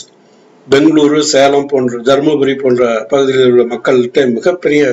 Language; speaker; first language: Tamil; native; Tamil